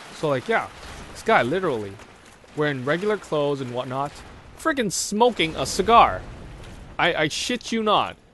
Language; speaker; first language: English; non-native, local second language; Cantonese